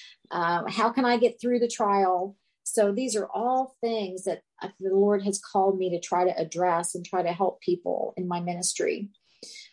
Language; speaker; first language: English; native; English